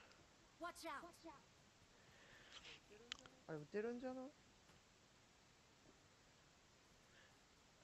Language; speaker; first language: Japanese; native; Japanese